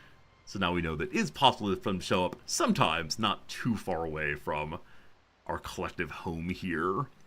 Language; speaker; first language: English; native; English